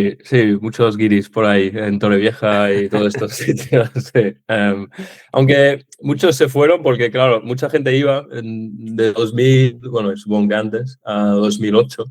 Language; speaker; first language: Spanish; early bilingual, other home language; English